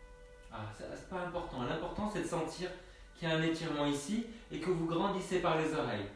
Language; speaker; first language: French; native; French